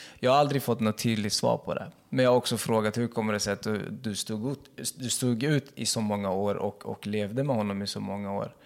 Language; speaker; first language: Swedish; early bilingual, other home language; Kurdish